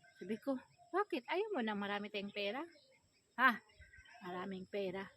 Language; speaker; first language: Filipino; native; Filipino